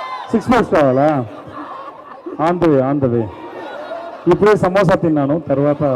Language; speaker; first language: Telugu; non-native, learner; Tamil